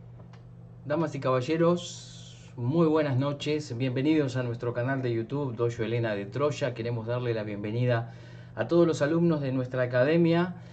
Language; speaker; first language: Spanish; native; Spanish